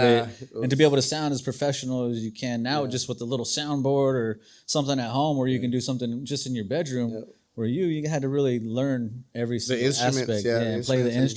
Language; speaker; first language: English; native; English